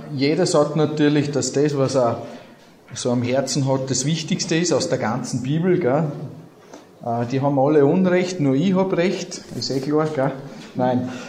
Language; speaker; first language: German; native; German